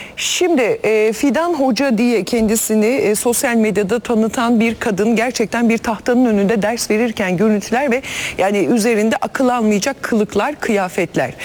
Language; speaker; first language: Turkish; native; Turkish